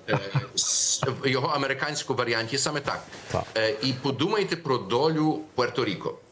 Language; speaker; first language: Ukrainian; early bilingual, heritage; Ukrainian